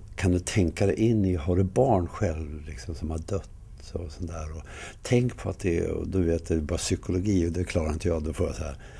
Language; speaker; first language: Swedish; native; Swedish